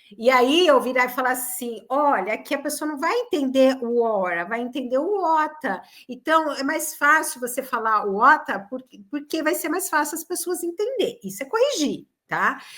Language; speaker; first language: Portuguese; native; Portuguese